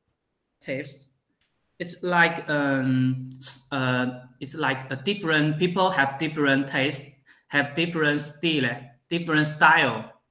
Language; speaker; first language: English; non-native, learner; Chinese